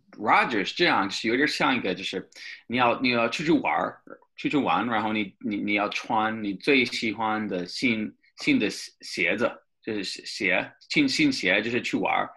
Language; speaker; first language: Chinese; non-native, fluent; English